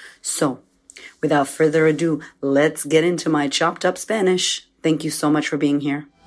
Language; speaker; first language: English; native; English